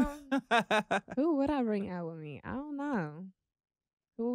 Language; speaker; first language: English; native; English